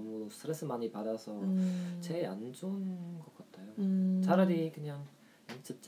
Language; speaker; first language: Korean; non-native, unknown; German